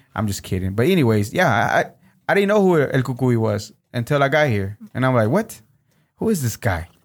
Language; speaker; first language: English; early bilingual, other home language; Spanish